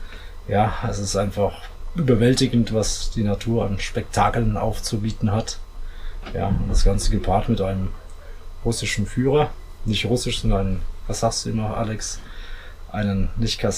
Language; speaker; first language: German; native; German